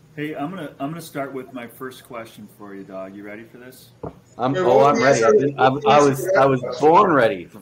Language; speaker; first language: English; native; English